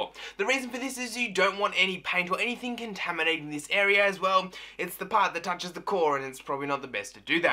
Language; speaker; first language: English; native; English